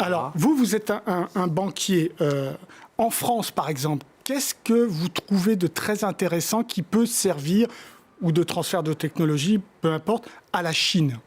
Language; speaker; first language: French; native; French